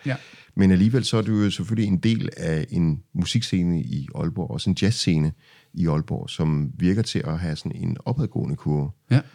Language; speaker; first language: Danish; native; Danish